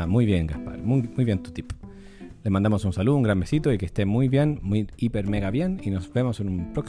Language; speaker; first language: Spanish; native; Spanish